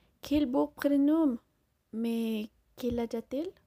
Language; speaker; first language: French; non-native, learner; Spanish